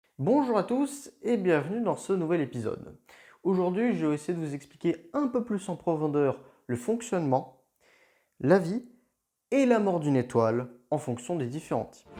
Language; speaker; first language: French; native; French